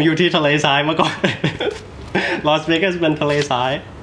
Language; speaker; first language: Thai; early bilingual, heritage; Thai